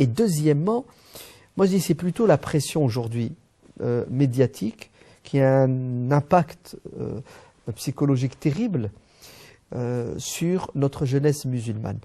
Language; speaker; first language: French; early bilingual, other home language; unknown